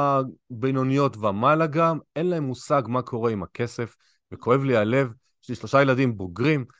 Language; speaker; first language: Hebrew; native; Hebrew